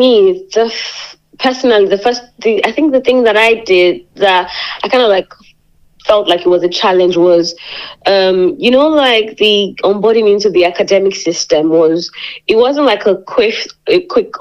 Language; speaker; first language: English; non-native, local second language; Yoruba